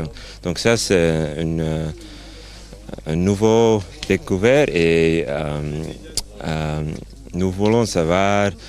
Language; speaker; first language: French; non-native, learner; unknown